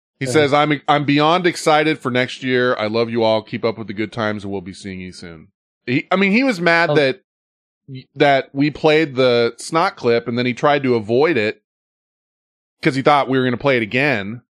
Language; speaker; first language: English; native; English